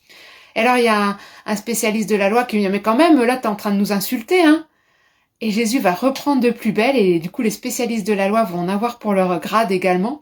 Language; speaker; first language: French; native; French